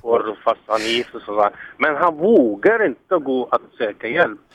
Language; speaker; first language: Swedish; non-native, local second language; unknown